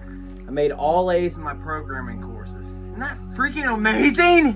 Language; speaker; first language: English; native; English